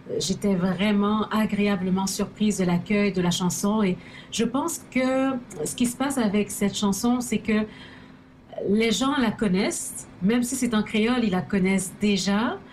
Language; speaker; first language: French; early bilingual, other home language; Haitian Creole